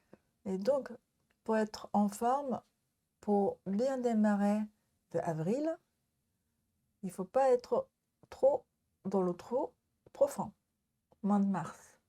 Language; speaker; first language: French; non-native, learner; Japanese